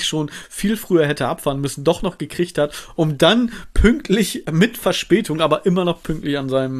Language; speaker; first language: German; native; German